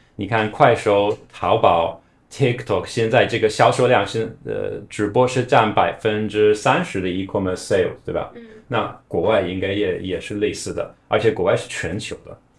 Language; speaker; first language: Chinese; non-native, fluent; English